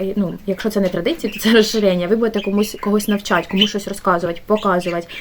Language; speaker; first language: Ukrainian; native; Ukrainian